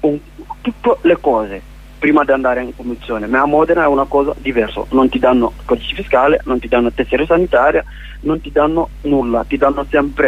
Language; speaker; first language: Italian; non-native, learner; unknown